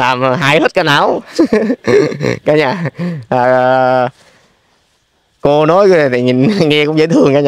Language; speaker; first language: Vietnamese; native; Vietnamese